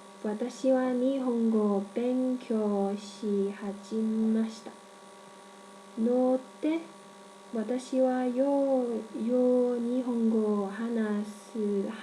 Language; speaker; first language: Japanese; non-native, learner; Cantonese